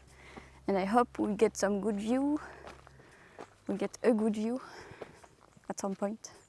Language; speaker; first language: English; non-native, fluent; French